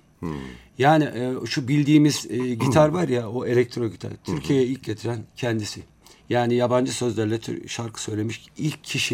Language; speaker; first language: Turkish; native; Turkish